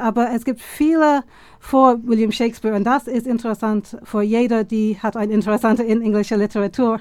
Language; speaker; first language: German; non-native, fluent; English